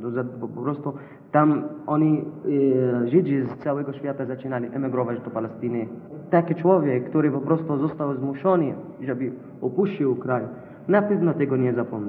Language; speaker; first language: Polish; non-native, learner; Arabic